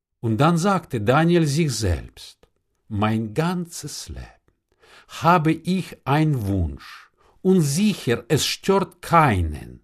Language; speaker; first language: German; non-native, fluent; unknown